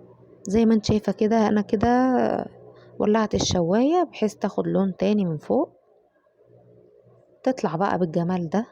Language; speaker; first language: Arabic; native; Arabic